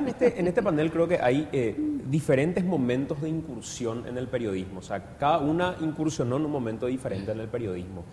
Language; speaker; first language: Spanish; native; Spanish